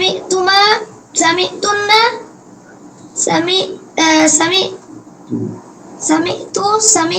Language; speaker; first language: Arabic; non-native, learner; Bangla